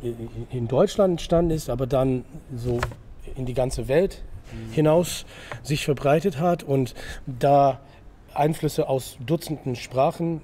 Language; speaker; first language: German; non-native, fluent; English